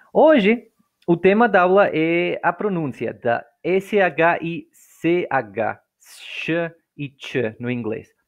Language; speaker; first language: Portuguese; non-native, fluent; English